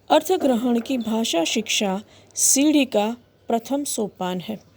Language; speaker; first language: Hindi; non-native, local second language; Gujarati